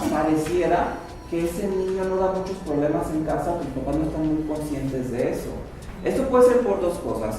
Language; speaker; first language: Spanish; native; Spanish